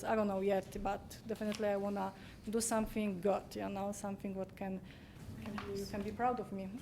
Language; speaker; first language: English; non-native, learner; Polish